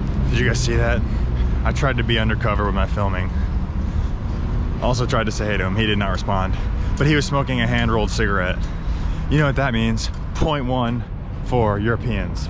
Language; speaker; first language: English; native; English